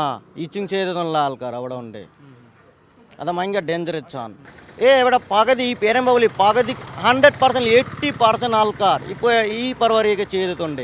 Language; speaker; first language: Malayalam; non-native, learner; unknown